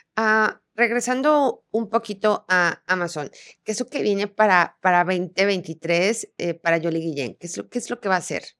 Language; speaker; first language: Spanish; native; Spanish